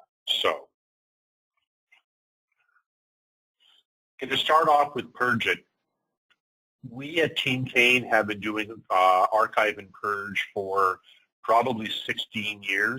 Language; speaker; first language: English; native; English